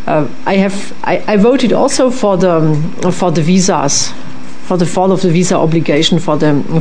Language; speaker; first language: English; non-native, fluent; French